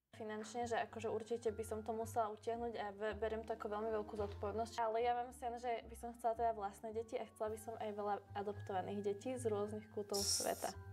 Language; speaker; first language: Slovak; non-native, fluent; Albanian